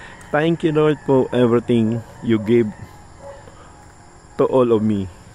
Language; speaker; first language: English; non-native, local second language; Filipino